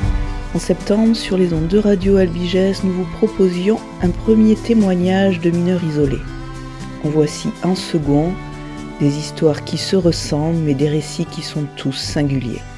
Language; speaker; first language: French; native; French